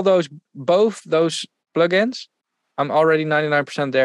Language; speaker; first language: English; non-native, fluent; Dutch